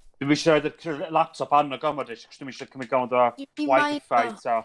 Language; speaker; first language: Welsh; native; Welsh